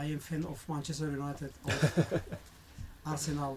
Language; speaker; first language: English; non-native, learner; Tajik